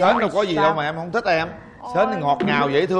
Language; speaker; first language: Vietnamese; native; Vietnamese